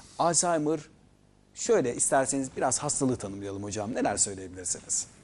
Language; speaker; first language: Turkish; native; Turkish